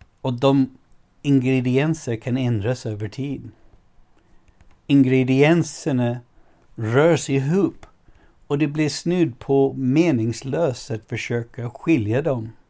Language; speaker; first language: Swedish; non-native, fluent; English